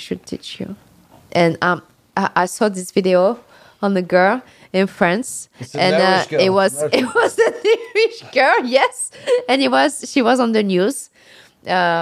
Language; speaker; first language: English; non-native, fluent; French